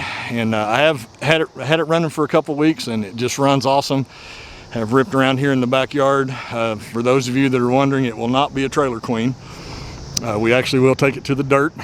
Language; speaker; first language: English; native; English